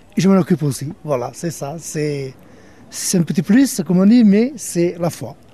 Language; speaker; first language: French; non-native, fluent; Portuguese